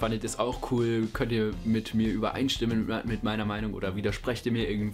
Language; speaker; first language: German; native; German